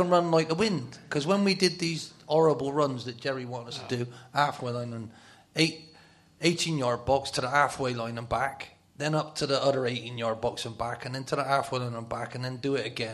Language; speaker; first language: English; native; English